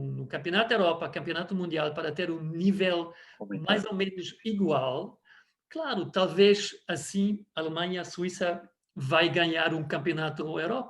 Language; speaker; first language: Portuguese; non-native, fluent; German